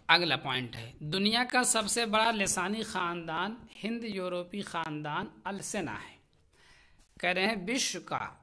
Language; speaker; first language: Hindi; native; Hindi